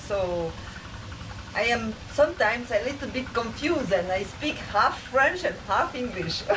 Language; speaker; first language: English; non-native, learner; French